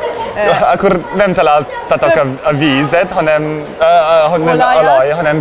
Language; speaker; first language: Hungarian; non-native, learner; English